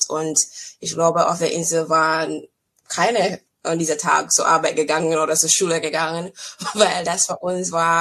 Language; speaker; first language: German; non-native, learner; English